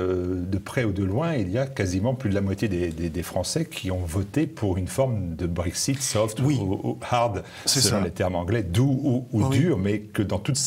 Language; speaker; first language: French; native; French